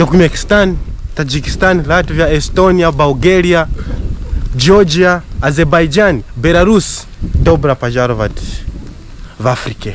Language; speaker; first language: Russian; non-native, fluent; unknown